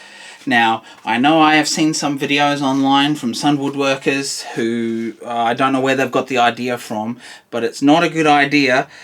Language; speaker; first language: English; native; English